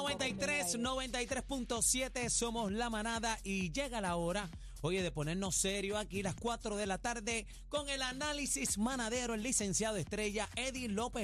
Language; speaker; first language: Spanish; native; Spanish